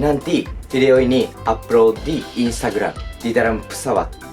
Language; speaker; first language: Indonesian; non-native, learner; Japanese